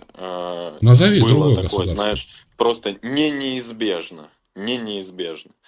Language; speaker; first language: Russian; native; Russian